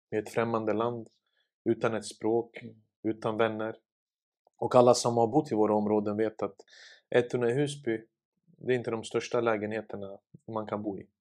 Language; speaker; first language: Swedish; early bilingual, other home language; Serbian